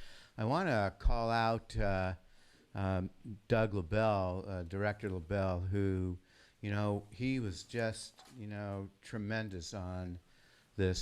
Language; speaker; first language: English; native; English